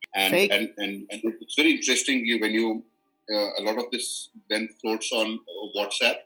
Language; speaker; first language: English; non-native, local second language; Kashmiri